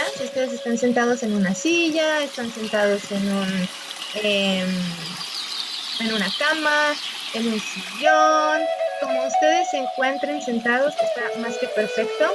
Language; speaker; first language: Spanish; native; Spanish